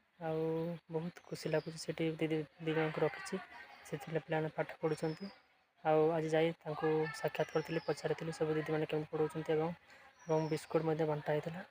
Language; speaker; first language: Odia; non-native, local second language; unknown